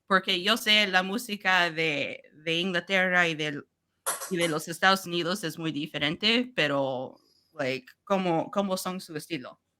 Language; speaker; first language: Spanish; non-native, learner; English